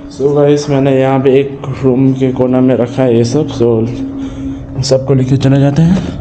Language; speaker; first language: Hindi; non-native, local second language; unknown